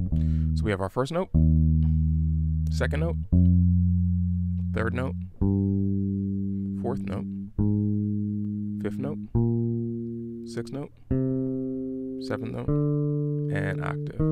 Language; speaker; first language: English; native; English